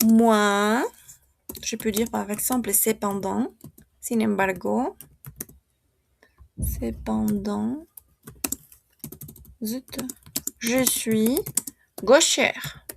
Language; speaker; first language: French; non-native, fluent; Spanish